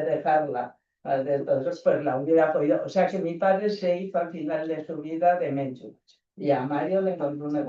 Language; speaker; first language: Spanish; native; Spanish